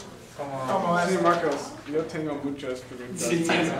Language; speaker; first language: Spanish; non-native, learner; English